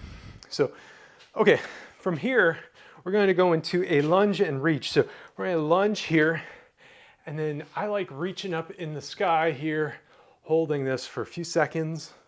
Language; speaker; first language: English; native; English